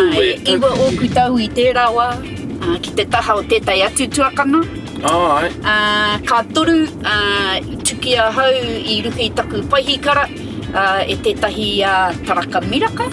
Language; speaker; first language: Māori; non-native, local second language; English